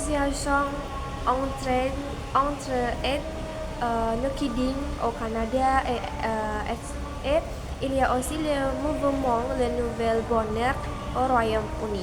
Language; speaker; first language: French; non-native, learner; Indonesian